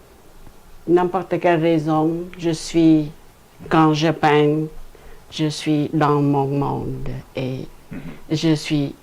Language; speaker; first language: French; non-native, fluent; Khmer